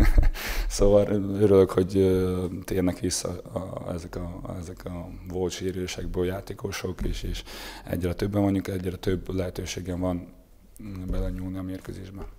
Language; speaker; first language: Hungarian; non-native, fluent; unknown